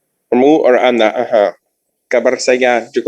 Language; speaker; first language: Indonesian; non-native, learner; English